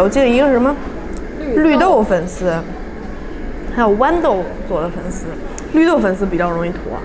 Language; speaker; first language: Chinese; native; Chinese